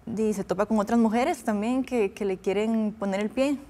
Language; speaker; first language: Spanish; native; Spanish